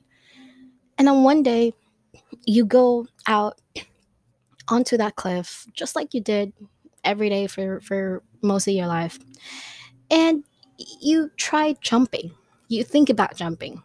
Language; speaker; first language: English; non-native, local second language; Filipino